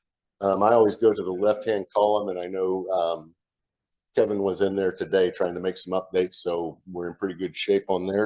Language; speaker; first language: English; native; English